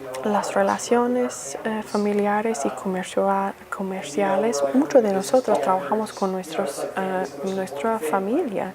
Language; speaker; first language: Spanish; non-native, fluent; English